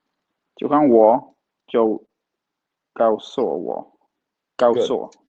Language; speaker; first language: Chinese; non-native, learner; Swedish